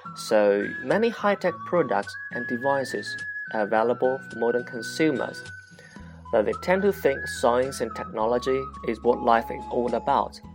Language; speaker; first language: English; non-native, fluent; Chinese